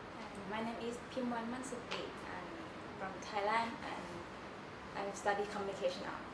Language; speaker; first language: English; non-native, learner; Thai